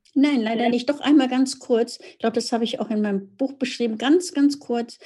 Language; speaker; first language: German; native; German